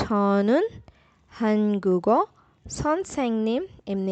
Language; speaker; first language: Korean; non-native, fluent; Urdu